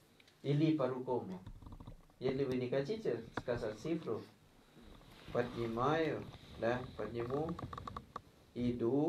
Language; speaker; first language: Russian; non-native, learner; Thai